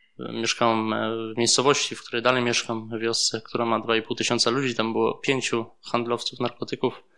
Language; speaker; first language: Polish; early bilingual, heritage; Polish